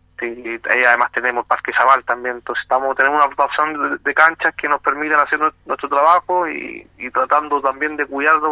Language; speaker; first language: Spanish; native; Spanish